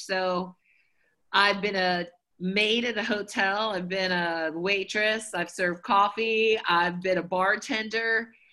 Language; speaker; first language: English; native; English